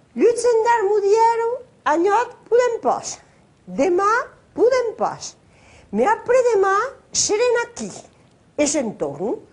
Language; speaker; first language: Occitan; native; Occitan